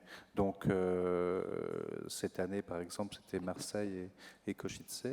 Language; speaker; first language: French; native; French